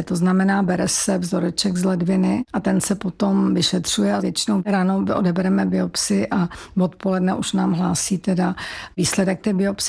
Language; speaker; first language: Czech; native; Czech